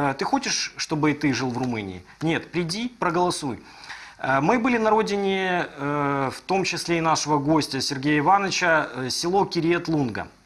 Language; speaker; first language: Russian; native; Russian